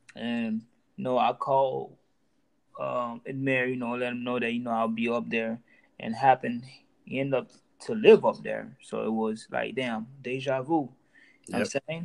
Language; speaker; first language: English; native; English